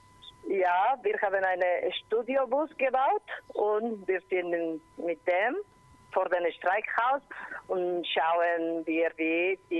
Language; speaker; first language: German; non-native, learner; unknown